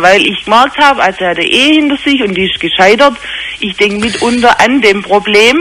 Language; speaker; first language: German; native; German